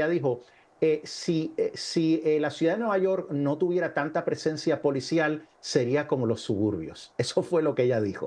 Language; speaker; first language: Spanish; native; Spanish